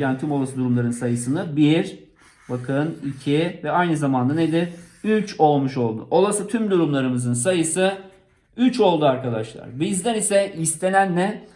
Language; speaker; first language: Turkish; native; Turkish